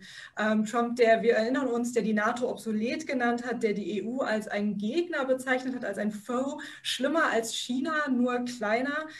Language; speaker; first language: German; native; German